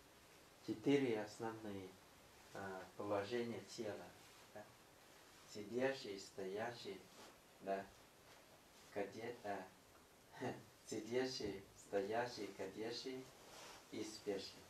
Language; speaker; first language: Russian; non-native, learner; Thai